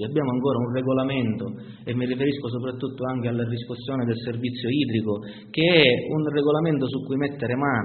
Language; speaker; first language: Italian; native; Italian